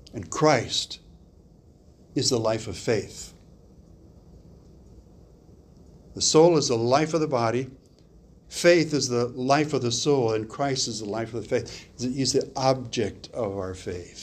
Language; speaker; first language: English; native; English